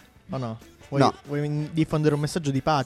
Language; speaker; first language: Italian; native; Italian